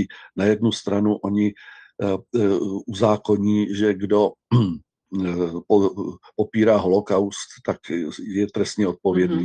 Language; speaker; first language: Czech; native; Czech